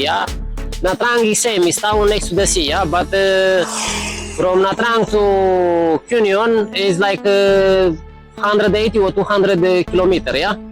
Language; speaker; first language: English; non-native, learner; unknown